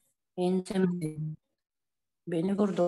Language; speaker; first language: Turkish; non-native, learner; Kyrgyz